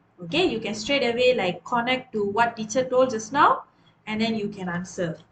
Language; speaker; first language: English; non-native, local second language; Malay